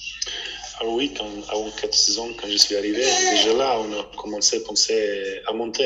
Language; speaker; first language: French; non-native, fluent; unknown